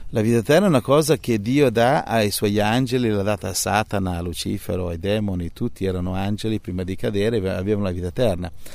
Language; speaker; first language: Italian; native; Italian